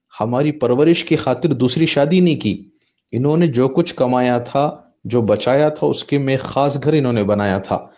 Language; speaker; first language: Hindi; native; Hindi